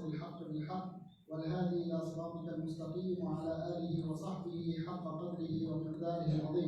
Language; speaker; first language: Arabic; native; Arabic